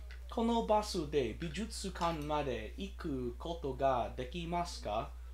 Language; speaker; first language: Japanese; non-native, learner; English